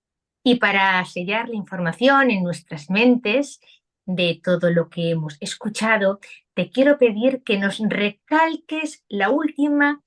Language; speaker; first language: Spanish; native; Spanish